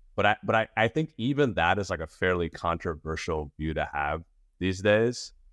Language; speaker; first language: English; native; English